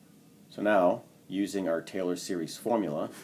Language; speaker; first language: English; native; English